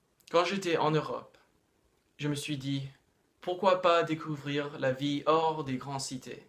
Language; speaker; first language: French; non-native, fluent; English